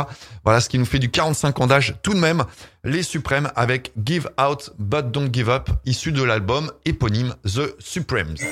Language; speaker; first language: French; native; French